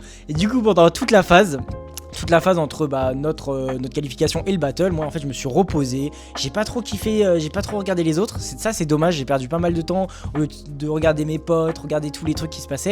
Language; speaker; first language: French; native; French